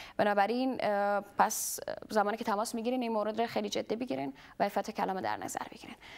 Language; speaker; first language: Persian; native; Persian